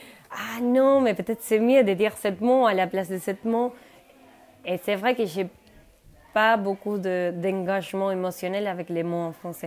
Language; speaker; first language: French; non-native, fluent; Spanish